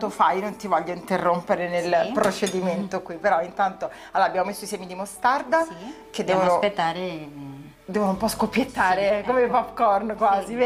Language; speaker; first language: Italian; native; Italian